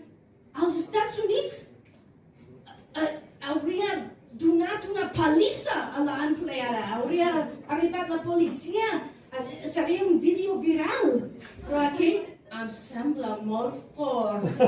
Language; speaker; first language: Catalan; non-native, fluent; English